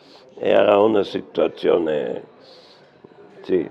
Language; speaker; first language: Spanish; non-native, learner; German